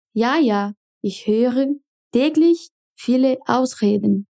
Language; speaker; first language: German; non-native, fluent; Portuguese